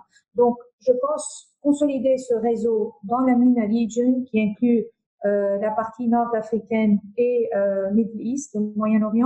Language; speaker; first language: French; non-native, local second language; Arabic